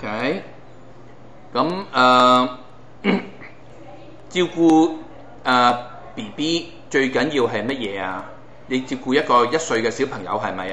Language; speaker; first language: Cantonese; native; Cantonese